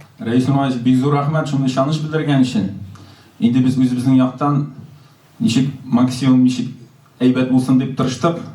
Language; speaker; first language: Tatar; native; Tatar